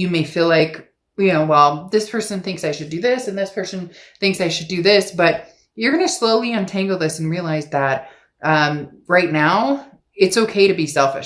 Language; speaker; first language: English; native; English